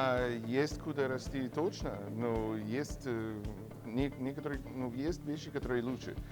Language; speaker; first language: Russian; non-native, fluent; English